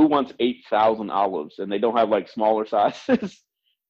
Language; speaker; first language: English; native; English